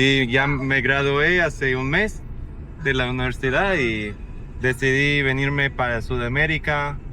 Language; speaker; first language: Spanish; non-native, learner; English